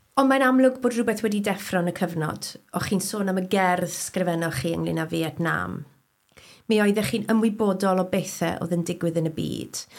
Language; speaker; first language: Welsh; native; Welsh